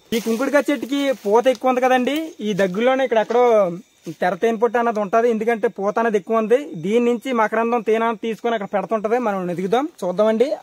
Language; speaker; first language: Telugu; non-native, local second language; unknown